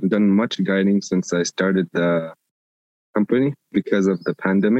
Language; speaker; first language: English; native; English